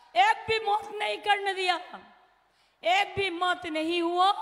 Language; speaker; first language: Hindi; non-native, local second language; Bangla